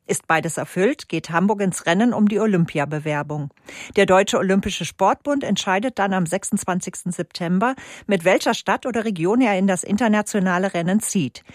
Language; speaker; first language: German; native; German